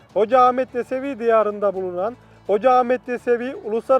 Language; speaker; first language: Turkish; native; Turkish